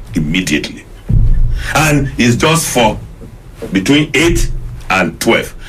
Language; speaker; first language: English; non-native, local second language; Yoruba